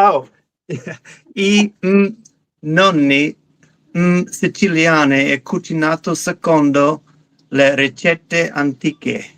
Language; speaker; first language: Italian; non-native, learner; English